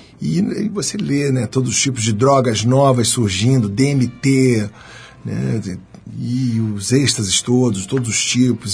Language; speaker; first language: Portuguese; native; Portuguese